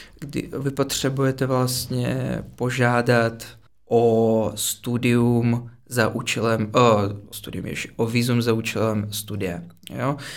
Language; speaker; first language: Czech; non-native, fluent; Russian